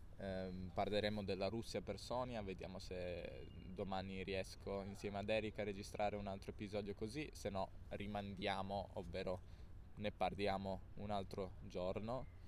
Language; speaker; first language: Italian; native; Italian